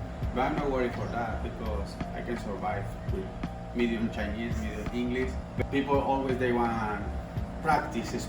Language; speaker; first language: English; non-native, learner; Spanish